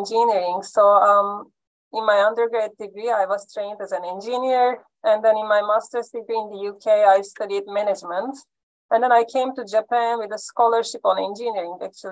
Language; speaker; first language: English; non-native, fluent; Turkish